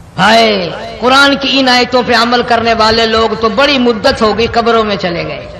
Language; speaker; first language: Urdu; non-native, local second language; Saraiki